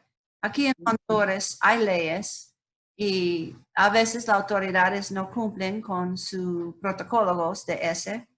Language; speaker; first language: Spanish; non-native, learner; English